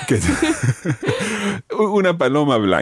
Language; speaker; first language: Spanish; non-native, fluent; English